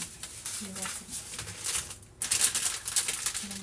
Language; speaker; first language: Japanese; native; Japanese